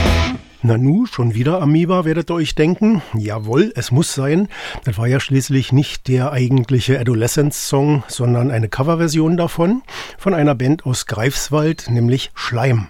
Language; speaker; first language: German; native; German